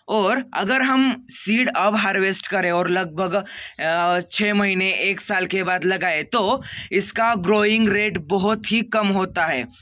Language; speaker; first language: Hindi; non-native, local second language; Marathi